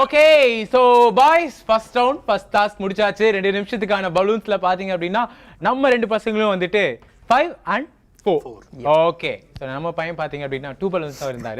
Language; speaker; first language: Tamil; native; Tamil